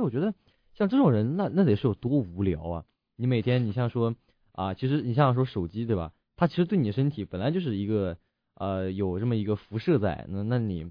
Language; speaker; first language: Chinese; native; Chinese